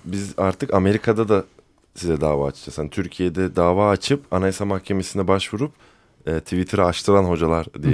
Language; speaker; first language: Turkish; native; Turkish